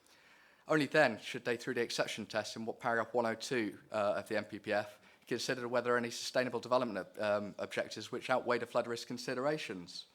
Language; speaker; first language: English; native; English